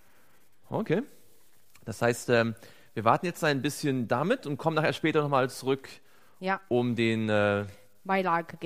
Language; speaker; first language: German; native; German